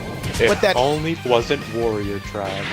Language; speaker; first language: English; native; English